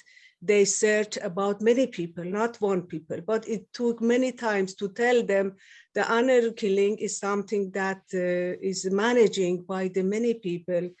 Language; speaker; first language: English; non-native, learner; Persian